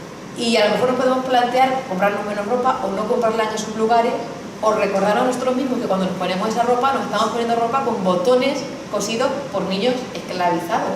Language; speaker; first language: Spanish; native; Spanish